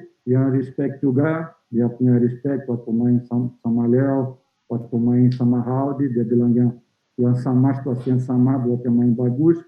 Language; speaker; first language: Indonesian; non-native, fluent; Portuguese